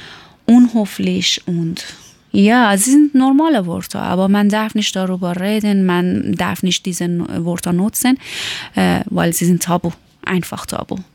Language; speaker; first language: German; non-native, learner; Persian